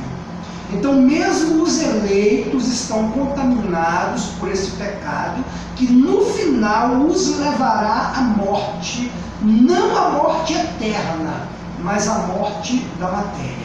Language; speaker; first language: Portuguese; native; Portuguese